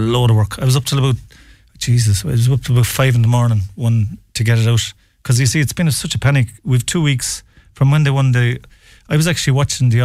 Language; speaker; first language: English; native; English